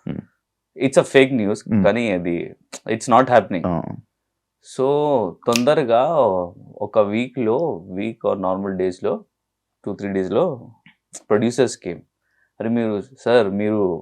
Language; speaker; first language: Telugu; non-native, local second language; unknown